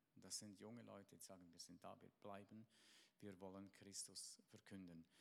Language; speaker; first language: German; native; German